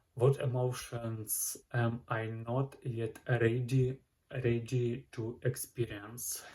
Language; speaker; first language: English; non-native, learner; Ukrainian